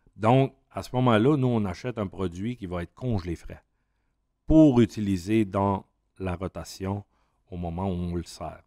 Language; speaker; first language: French; native; French